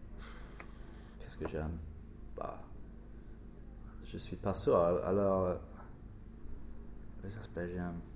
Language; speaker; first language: French; non-native, learner; English